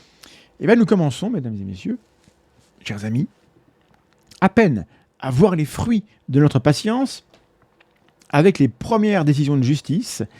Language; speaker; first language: French; native; French